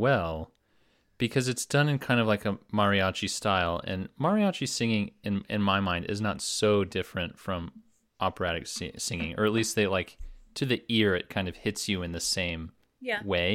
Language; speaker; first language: English; native; English